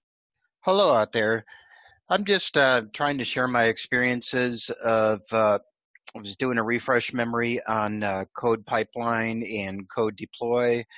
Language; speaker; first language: English; native; English